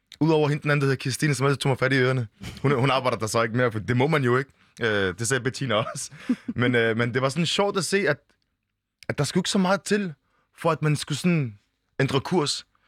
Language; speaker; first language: Danish; early bilingual, other home language; Arabic